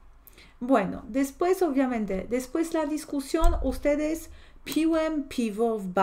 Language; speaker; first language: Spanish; non-native, fluent; Polish